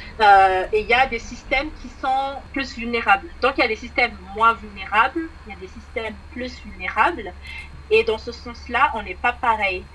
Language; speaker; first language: French; non-native, local second language; Malagasy